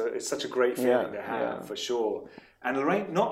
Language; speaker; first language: English; native; English